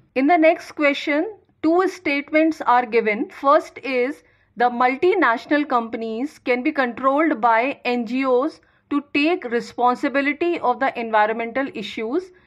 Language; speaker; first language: English; non-native, local second language; Hindi